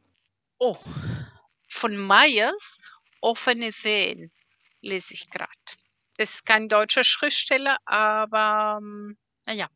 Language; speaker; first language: German; early bilingual, heritage; German